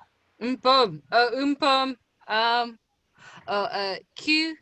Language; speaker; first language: French; non-native, learner; English